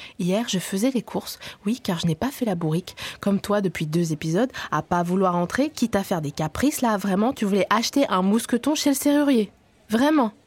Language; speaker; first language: French; native; French